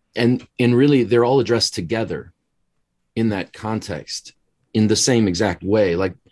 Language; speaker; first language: English; native; English